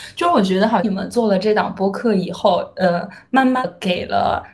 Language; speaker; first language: Chinese; native; Chinese